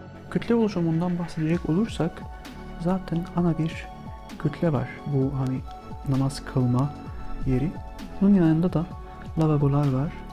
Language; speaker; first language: Turkish; non-native, fluent; Arabic